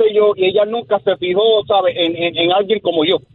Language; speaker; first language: Spanish; native; Spanish